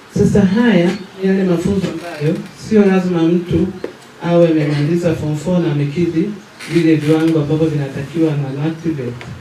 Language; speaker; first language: Swahili; native; Swahili